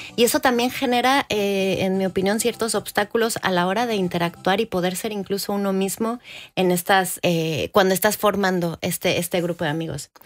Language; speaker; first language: Spanish; native; Spanish